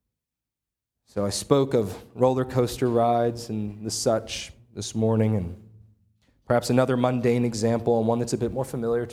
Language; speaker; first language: English; native; English